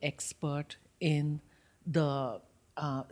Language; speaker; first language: English; non-native, local second language; Bangla